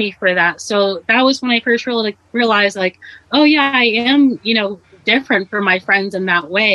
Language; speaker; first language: English; native; English